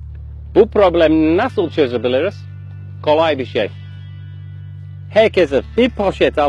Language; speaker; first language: Turkish; non-native, fluent; English